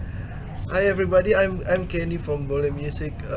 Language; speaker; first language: English; non-native, learner; Indonesian